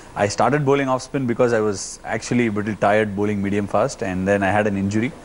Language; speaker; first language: English; non-native, local second language; Tamil